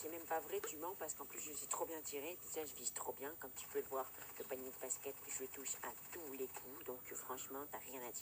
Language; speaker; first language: French; native; French